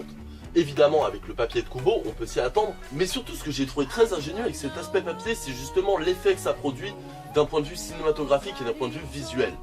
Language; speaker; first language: French; native; French